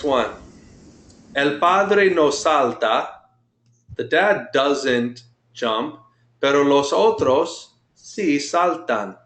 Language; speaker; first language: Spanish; non-native, fluent; English